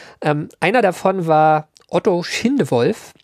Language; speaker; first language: German; native; German